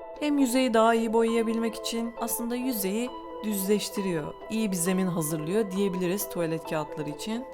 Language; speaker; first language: Turkish; native; Turkish